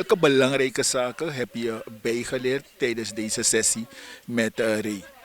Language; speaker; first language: Dutch; native; Dutch